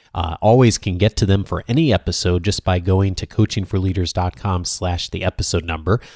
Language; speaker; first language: English; native; English